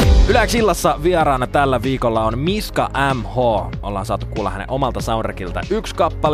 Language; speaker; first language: Finnish; native; Finnish